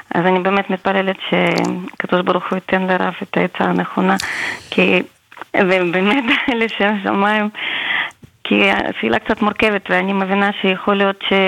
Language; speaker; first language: Hebrew; non-native, fluent; Russian